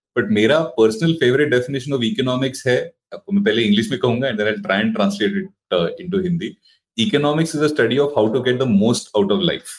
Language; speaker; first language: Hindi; non-native, local second language; Marathi